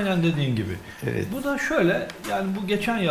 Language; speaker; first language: Turkish; native; Turkish